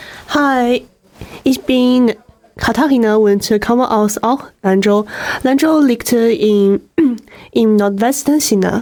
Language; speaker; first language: German; non-native, learner; Chinese